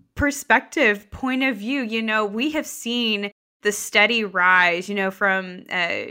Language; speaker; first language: English; native; English